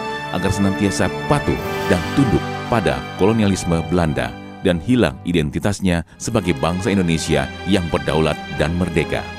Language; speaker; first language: Indonesian; native; Indonesian